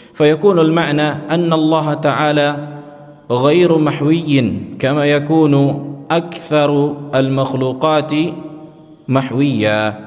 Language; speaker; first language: Arabic; non-native, fluent; Indonesian